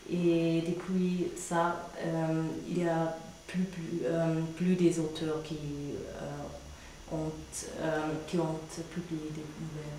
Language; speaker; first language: French; non-native, fluent; German